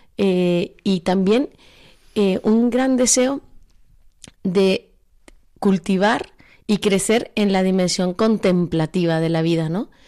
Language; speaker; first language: Spanish; native; Spanish